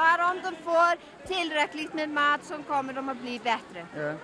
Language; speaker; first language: Danish; non-native, learner; Icelandic